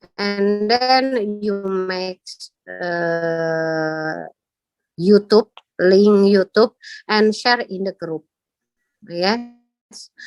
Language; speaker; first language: English; non-native, learner; Indonesian